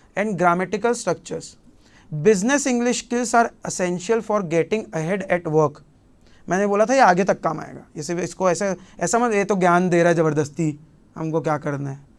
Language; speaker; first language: Hindi; native; Hindi